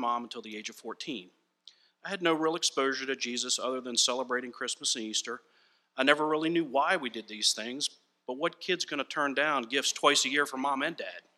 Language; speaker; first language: English; native; English